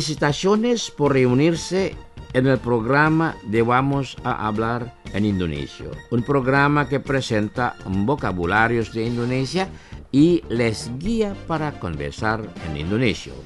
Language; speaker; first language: Spanish; non-native, fluent; Indonesian